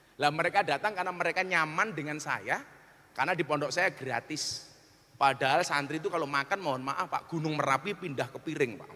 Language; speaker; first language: Indonesian; non-native, local second language; Javanese